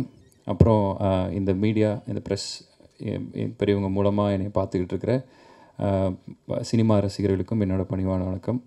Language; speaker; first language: Tamil; native; Tamil